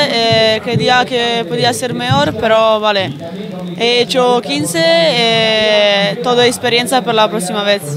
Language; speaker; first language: Spanish; non-native, fluent; Italian